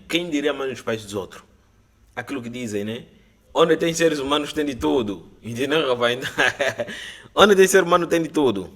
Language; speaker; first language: Portuguese; native; Portuguese